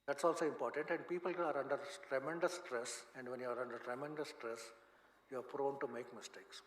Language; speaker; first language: English; non-native, local second language; Kannada